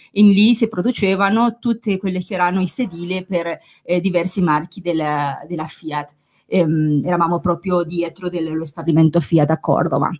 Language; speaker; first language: Italian; non-native, fluent; Spanish